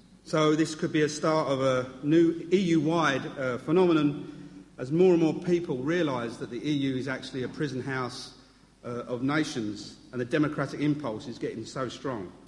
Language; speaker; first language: English; native; English